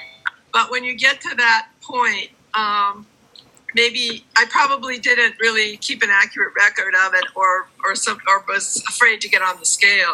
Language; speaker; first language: English; native; English